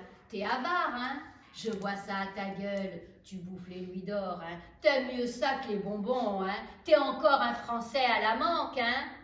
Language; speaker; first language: French; native; French